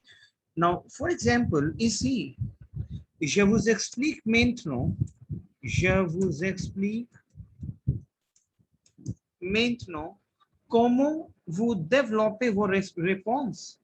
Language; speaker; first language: French; non-native, fluent; Hindi